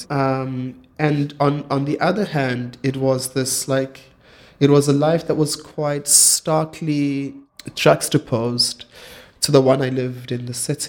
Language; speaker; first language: English; non-native, local second language; Zulu